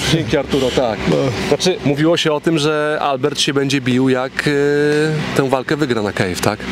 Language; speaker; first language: Polish; native; Polish